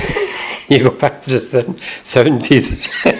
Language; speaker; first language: English; native; English